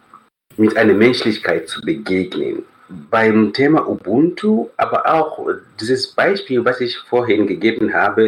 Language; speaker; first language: German; non-native, fluent; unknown